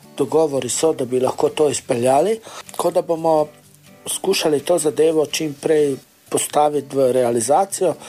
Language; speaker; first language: Slovenian; non-native, local second language; Romany